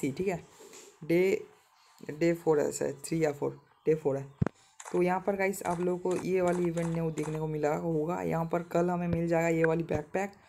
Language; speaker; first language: Hindi; non-native, local second language; Bangla